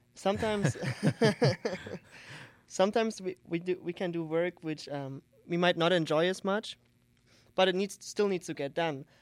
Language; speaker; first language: English; non-native, fluent; German